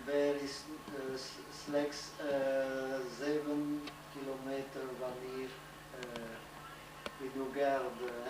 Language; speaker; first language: Dutch; non-native, learner; French